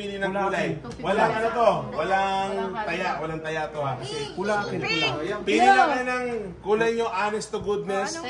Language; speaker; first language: Filipino; native; Filipino